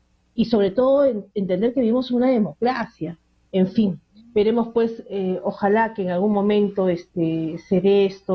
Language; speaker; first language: Spanish; native; Spanish